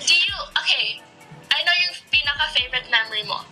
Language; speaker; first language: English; non-native, local second language; Filipino